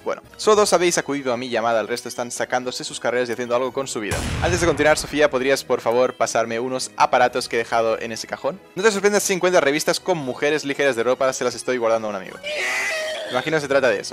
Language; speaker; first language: Spanish; native; Spanish